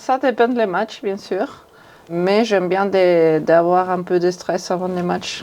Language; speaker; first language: French; non-native, fluent; Spanish